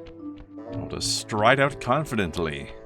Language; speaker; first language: English; native; English